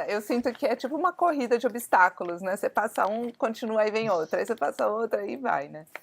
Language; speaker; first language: Portuguese; native; Portuguese